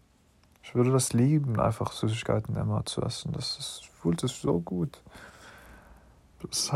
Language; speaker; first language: German; non-native, learner; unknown